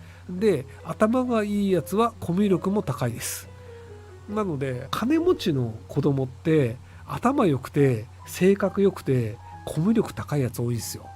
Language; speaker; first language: Japanese; native; Japanese